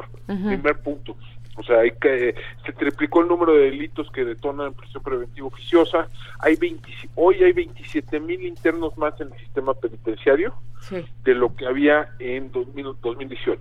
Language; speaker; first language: Spanish; native; Spanish